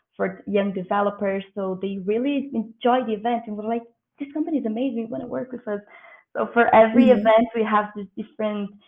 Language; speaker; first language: English; non-native, fluent; Portuguese